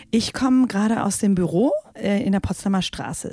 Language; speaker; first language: German; native; German